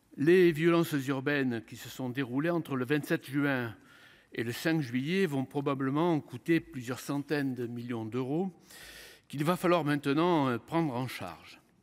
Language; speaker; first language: French; native; French